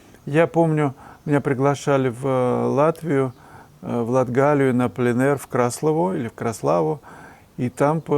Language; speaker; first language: Russian; native; Russian